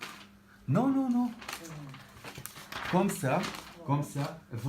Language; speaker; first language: French; non-native, learner; Arabic